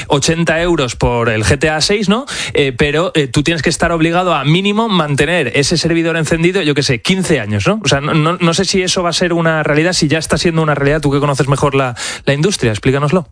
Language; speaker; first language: Spanish; native; Spanish